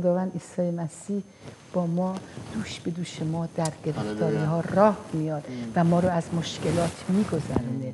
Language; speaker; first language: Persian; non-native, fluent; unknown